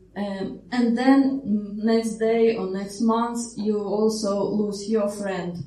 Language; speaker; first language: English; non-native, fluent; Ukrainian